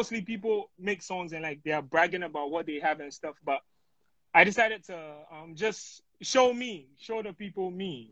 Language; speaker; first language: English; non-native, local second language; Akan